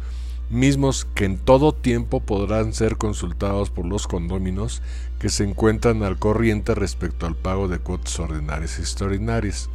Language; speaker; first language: Spanish; native; Spanish